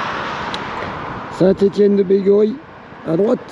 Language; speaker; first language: French; native; French